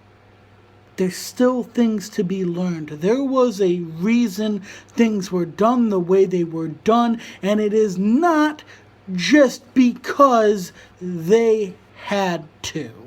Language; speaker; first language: English; native; English